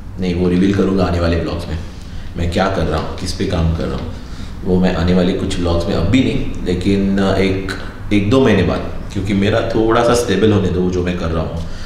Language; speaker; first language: Hindi; native; Hindi